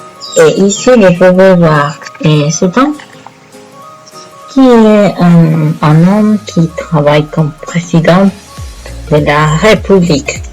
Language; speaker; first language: French; non-native, learner; Spanish